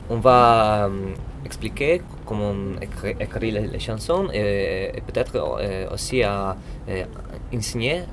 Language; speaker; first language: French; non-native, learner; Italian